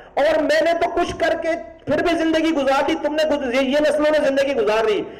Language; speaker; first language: Urdu; native; Urdu